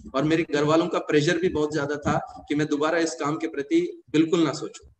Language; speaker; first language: Hindi; non-native, local second language; Telugu